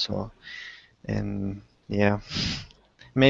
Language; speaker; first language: English; non-native, learner; Spanish